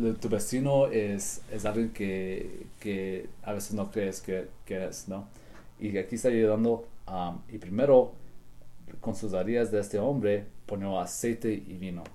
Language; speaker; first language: Spanish; early bilingual, heritage; Spanish